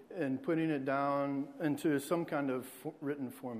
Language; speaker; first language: English; native; English